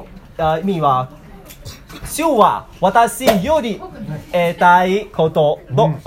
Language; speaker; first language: Japanese; non-native, learner; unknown